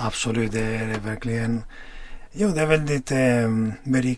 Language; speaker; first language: Swedish; non-native, fluent; Spanish